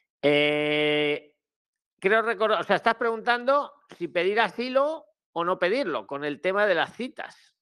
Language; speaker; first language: Spanish; native; Spanish